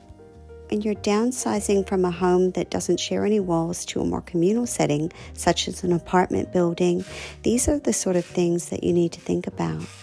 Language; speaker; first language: English; native; English